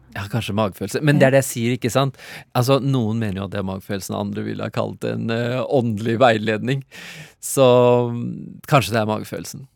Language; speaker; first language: Norwegian; early bilingual, other home language; Urdu